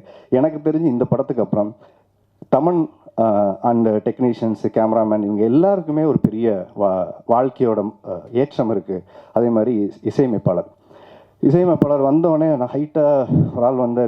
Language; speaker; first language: Tamil; native; Tamil